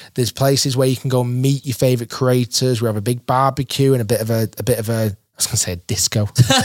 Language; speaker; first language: English; native; English